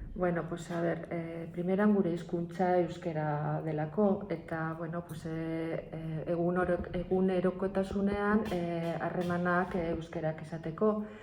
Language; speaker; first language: Basque; non-native, local second language; Spanish